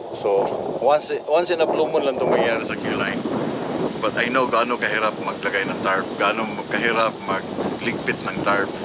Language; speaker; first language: Filipino; non-native, local second language; Cebuano